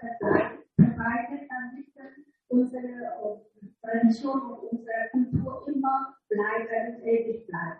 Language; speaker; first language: German; non-native, learner; Vietnamese